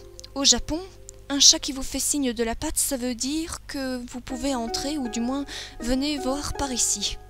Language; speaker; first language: French; native; French